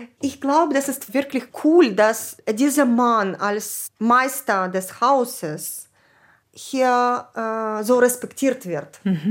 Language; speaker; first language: German; non-native, fluent; Ukrainian